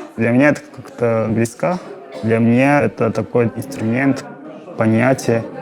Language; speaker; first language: Russian; non-native, fluent; Japanese